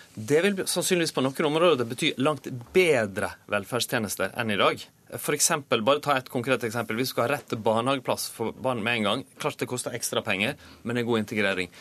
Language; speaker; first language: Norwegian; native; Norwegian